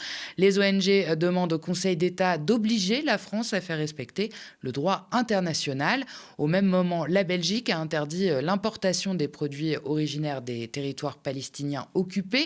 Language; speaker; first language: French; native; French